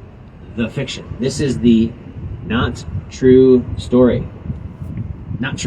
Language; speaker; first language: English; native; English